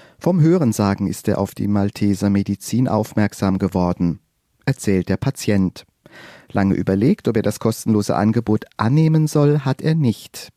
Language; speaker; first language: German; native; German